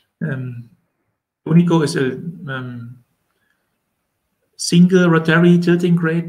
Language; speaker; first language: Spanish; non-native, learner; German